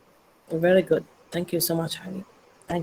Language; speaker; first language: English; non-native, learner; Arabic